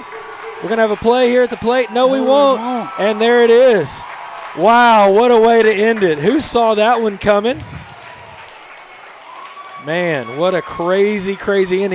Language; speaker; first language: English; native; English